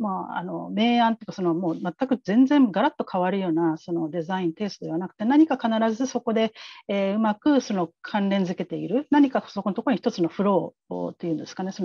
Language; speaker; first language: Japanese; native; Japanese